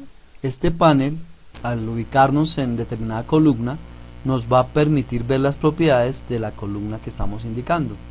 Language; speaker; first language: Spanish; native; Spanish